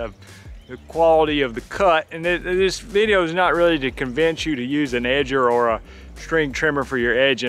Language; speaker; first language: English; native; English